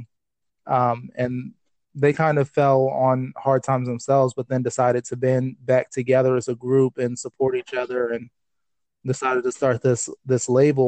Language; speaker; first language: English; native; English